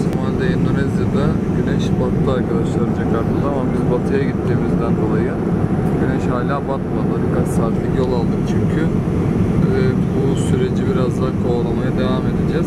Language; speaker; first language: Turkish; native; Turkish